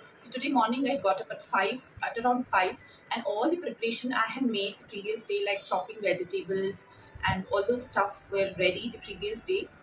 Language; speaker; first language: English; non-native, local second language; Kannada